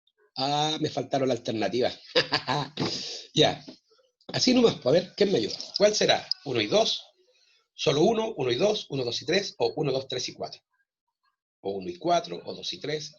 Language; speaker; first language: Spanish; native; Spanish